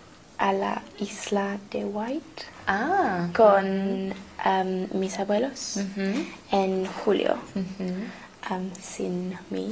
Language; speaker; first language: Spanish; non-native, learner; English